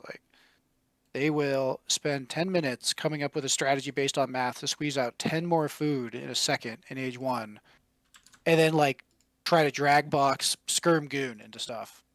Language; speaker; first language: English; native; English